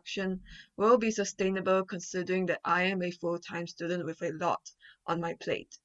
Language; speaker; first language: English; non-native, local second language; Chinese